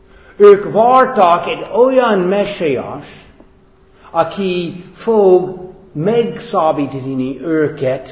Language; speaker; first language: Hungarian; non-native, fluent; English